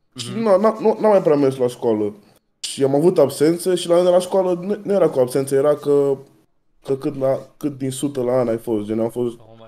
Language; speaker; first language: Romanian; early bilingual, other home language; English